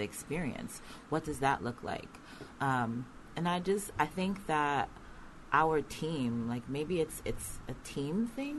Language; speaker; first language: English; native; English